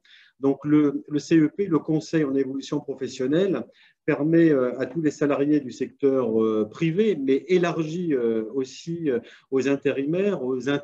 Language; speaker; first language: French; native; French